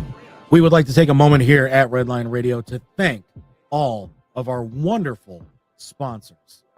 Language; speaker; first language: English; native; English